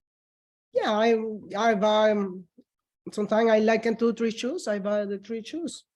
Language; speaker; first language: English; non-native, learner; Spanish